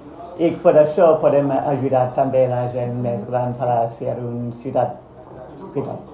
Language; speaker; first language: Catalan; non-native, learner; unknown